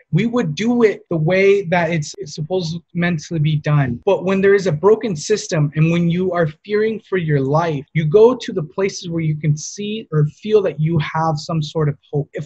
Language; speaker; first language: English; native; English